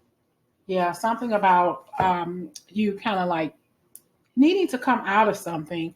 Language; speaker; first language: English; native; English